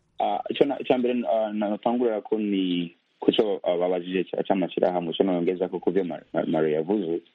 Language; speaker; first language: Rundi; early bilingual, heritage; Rundi